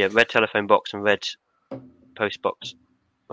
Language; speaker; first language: English; native; English